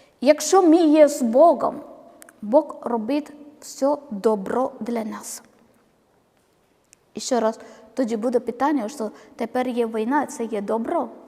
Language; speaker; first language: Ukrainian; non-native, learner; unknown